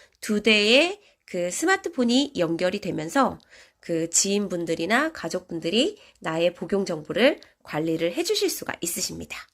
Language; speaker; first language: Korean; native; Korean